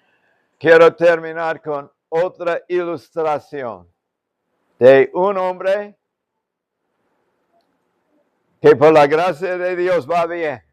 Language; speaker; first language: Spanish; non-native, fluent; English